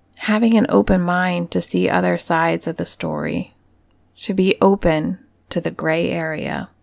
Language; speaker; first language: English; native; English